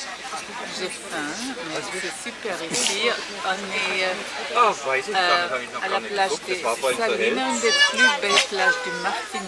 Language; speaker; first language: French; non-native, fluent; German